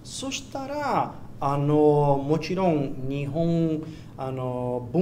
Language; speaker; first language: Japanese; non-native, learner; Portuguese